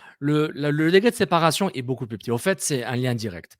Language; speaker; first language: French; native; French